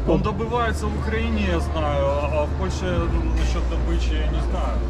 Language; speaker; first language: Russian; native; Russian